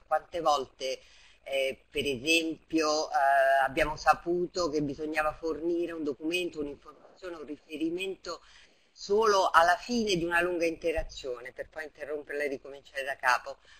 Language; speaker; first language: Italian; native; Italian